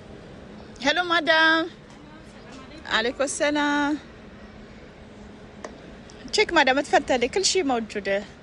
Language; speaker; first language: Arabic; non-native, learner; Amharic